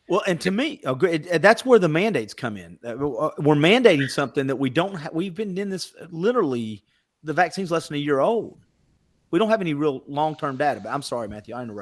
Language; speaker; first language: English; native; English